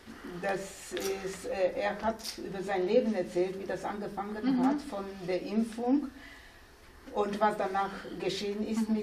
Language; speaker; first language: German; non-native, fluent; Slovenian